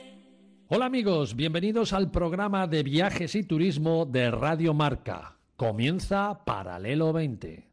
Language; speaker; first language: Spanish; native; Spanish